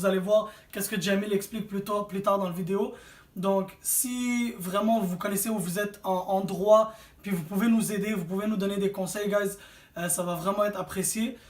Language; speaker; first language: French; native; French